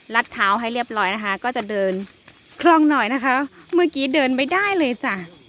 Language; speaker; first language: Thai; native; Thai